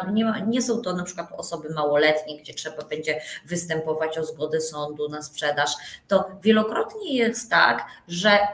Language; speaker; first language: Polish; native; Polish